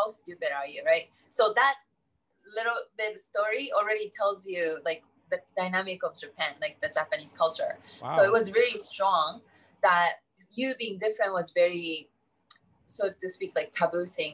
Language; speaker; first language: English; non-native, fluent; Japanese